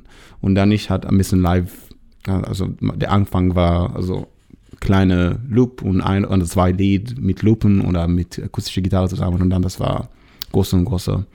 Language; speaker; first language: German; non-native, learner; Hebrew